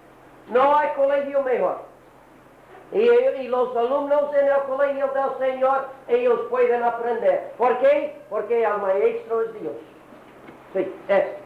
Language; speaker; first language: Spanish; non-native, learner; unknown